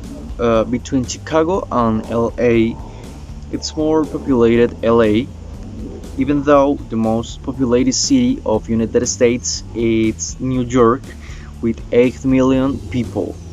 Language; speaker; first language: English; non-native, learner; Spanish